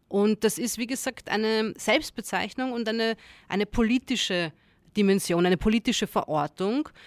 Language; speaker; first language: German; early bilingual, other home language; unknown